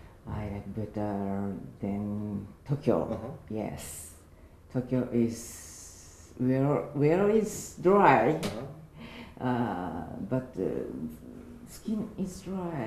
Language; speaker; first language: English; non-native, learner; Japanese